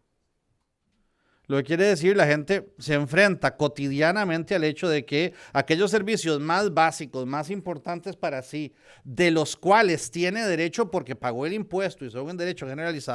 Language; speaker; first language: Spanish; native; Spanish